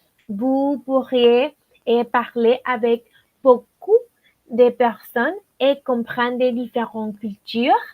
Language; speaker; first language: French; non-native, learner; Spanish